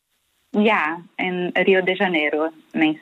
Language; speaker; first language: Dutch; non-native, fluent; Portuguese